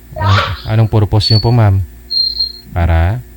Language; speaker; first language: Filipino; native; Filipino